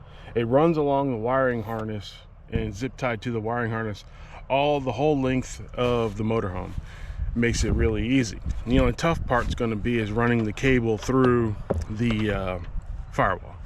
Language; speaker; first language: English; native; English